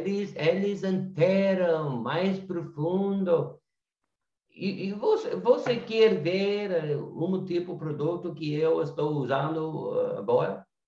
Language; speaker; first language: Portuguese; non-native, learner; English